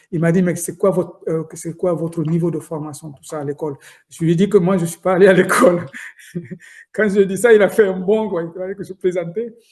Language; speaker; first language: French; non-native, local second language; Soninke